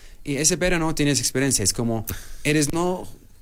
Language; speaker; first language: Spanish; non-native, learner; Arabic